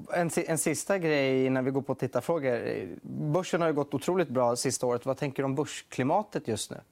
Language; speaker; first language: Swedish; native; Swedish